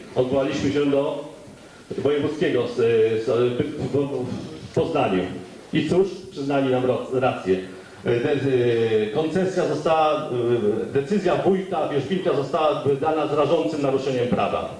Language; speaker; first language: Polish; native; Polish